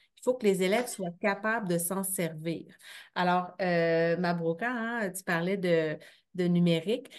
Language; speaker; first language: French; native; French